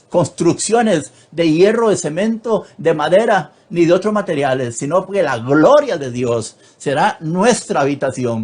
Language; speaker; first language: Spanish; native; Spanish